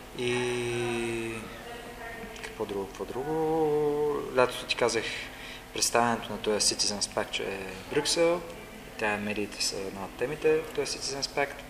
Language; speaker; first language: Bulgarian; native; Bulgarian